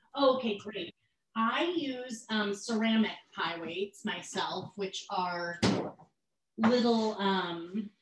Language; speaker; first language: English; native; English